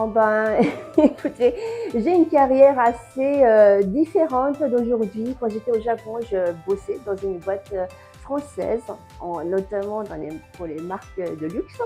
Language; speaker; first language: French; non-native, fluent; Japanese